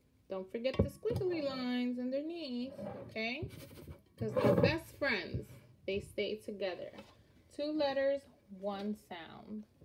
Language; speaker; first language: English; early bilingual, other home language; Spanish